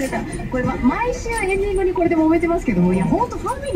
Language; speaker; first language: Japanese; native; Japanese